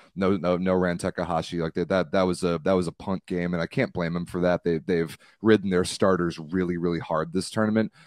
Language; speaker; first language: English; native; English